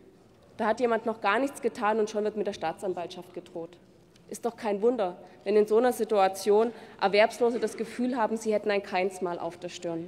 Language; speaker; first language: German; native; German